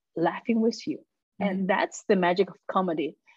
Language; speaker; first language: English; non-native, fluent; Chinese